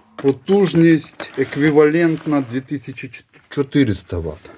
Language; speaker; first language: Ukrainian; non-native, local second language; Russian